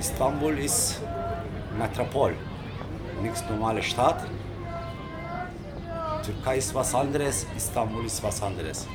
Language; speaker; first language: German; non-native, learner; Turkish